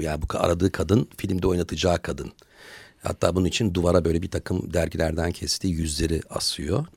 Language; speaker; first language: Turkish; native; Turkish